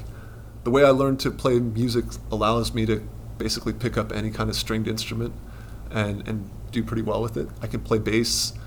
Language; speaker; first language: English; native; English